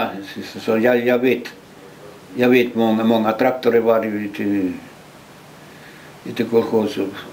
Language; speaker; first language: Swedish; early bilingual, heritage; Swedish